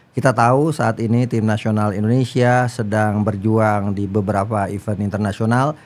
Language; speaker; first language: Indonesian; native; Indonesian